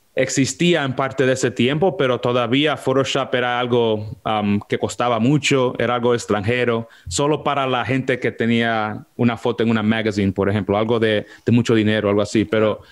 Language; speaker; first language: Spanish; early bilingual, heritage; Spanish